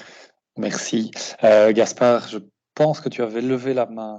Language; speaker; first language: French; native; French